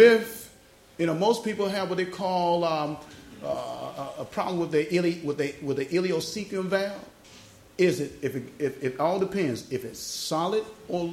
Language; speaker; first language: English; native; English